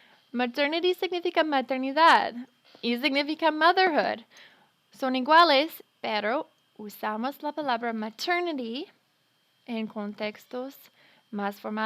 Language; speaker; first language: Spanish; non-native, fluent; English